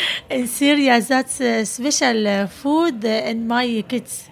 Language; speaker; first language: English; non-native, learner; Arabic